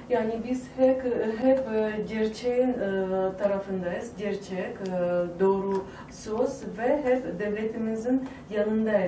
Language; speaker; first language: Turkish; non-native, fluent; Tajik